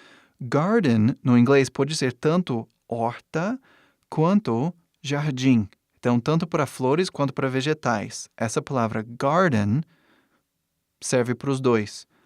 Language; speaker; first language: Portuguese; non-native, fluent; English